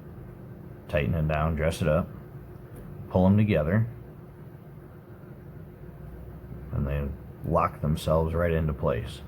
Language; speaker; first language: English; native; English